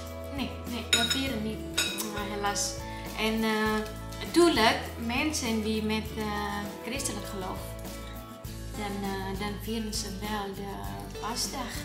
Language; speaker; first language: Dutch; non-native, learner; Indonesian